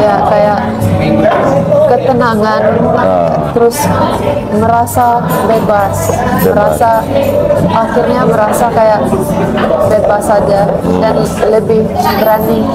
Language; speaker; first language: Indonesian; non-native, fluent; Finnish